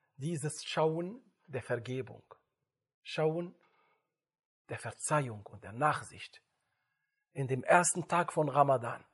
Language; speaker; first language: German; non-native, fluent; Arabic